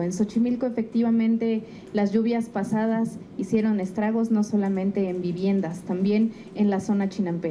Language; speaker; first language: Spanish; native; Spanish